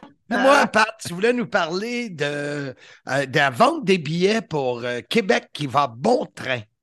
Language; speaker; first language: French; native; French